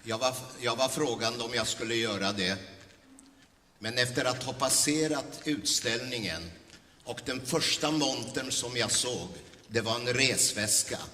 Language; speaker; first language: Swedish; early bilingual, other home language; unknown